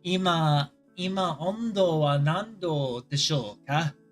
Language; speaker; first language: Japanese; non-native, learner; English